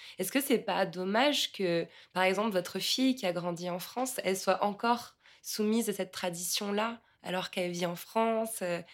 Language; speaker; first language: French; native; French